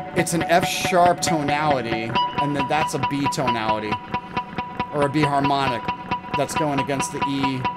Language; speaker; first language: English; native; English